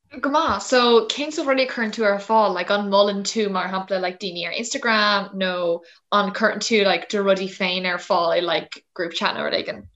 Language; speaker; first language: Irish; non-native, local second language; English